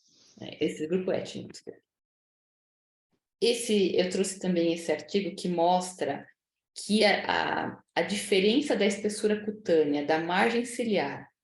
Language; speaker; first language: Portuguese; native; Portuguese